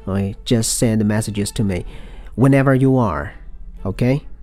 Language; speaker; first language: English; non-native, fluent; Chinese